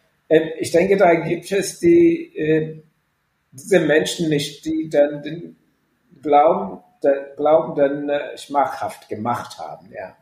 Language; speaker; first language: German; non-native, fluent; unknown